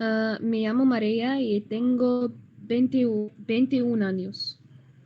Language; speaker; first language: Spanish; non-native, learner; Arabic